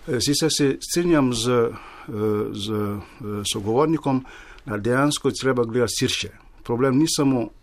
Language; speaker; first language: Slovenian; non-native, fluent; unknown